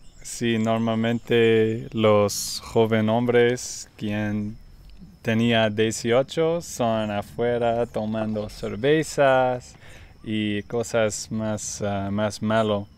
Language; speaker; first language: Spanish; non-native, learner; English